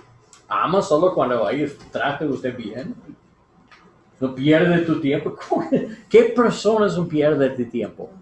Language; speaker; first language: Spanish; non-native, learner; English